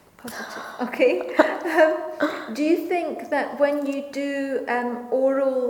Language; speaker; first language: English; non-native, fluent; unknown